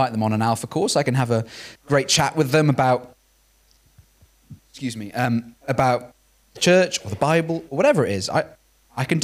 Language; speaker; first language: English; native; English